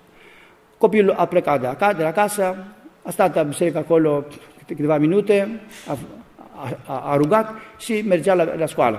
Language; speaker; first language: Romanian; non-native, learner; Greek